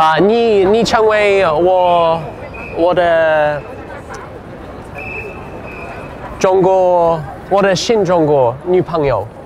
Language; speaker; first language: Chinese; non-native, learner; English